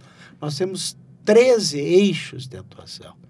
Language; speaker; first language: Portuguese; native; Portuguese